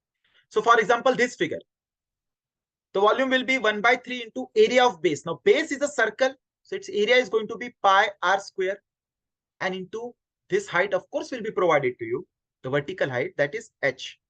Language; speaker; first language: English; non-native, local second language; Hindi